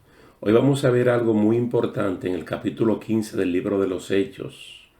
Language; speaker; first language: Spanish; native; Spanish